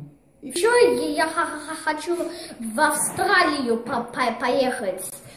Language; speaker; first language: Russian; early bilingual, heritage; Russian